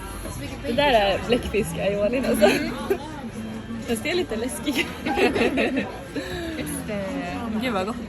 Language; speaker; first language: Swedish; native; Swedish